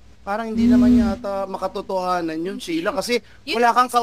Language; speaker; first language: Filipino; native; Filipino